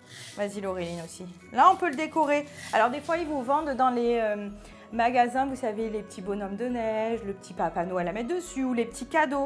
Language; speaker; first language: French; native; French